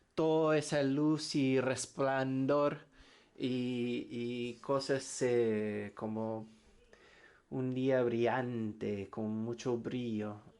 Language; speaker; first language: Spanish; non-native, fluent; English